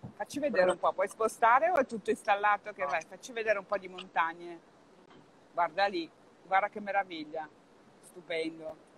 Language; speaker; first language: Italian; native; Italian